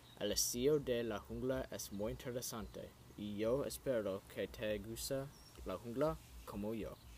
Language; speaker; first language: Spanish; non-native, learner; English